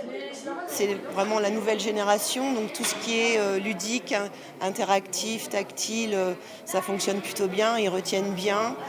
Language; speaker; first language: French; native; French